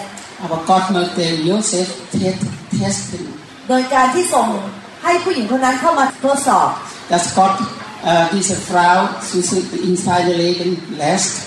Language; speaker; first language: German; non-native, learner; Thai